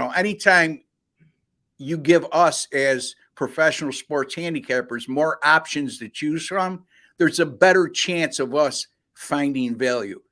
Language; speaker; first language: English; native; English